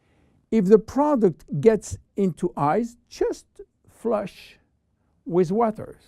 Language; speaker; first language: English; non-native, fluent; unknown